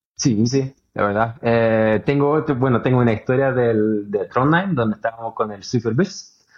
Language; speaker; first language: Spanish; early bilingual, heritage; Norwegian